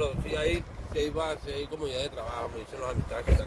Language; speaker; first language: Spanish; native; Spanish